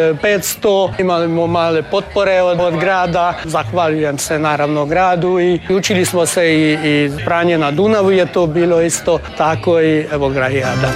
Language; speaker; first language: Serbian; early bilingual, heritage; Croatian